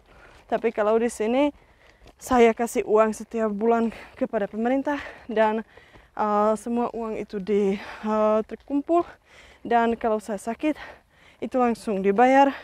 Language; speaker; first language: Indonesian; non-native, fluent; Czech